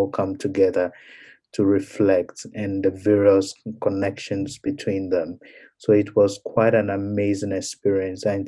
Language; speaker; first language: English; non-native, local second language; Ewe